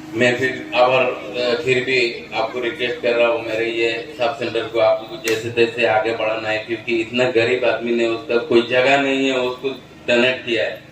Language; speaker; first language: Hindi; non-native, local second language; Bangla